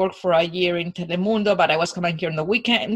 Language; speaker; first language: English; non-native, fluent; Spanish